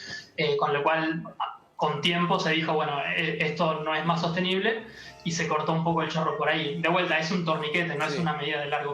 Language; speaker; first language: Spanish; native; Spanish